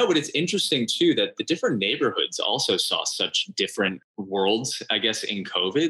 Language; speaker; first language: English; native; English